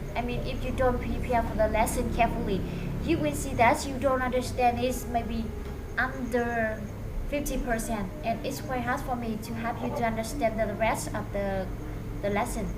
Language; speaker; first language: English; non-native, fluent; Vietnamese